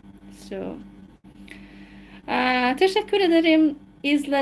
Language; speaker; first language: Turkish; non-native, fluent; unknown